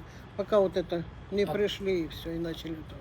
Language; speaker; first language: Russian; native; Russian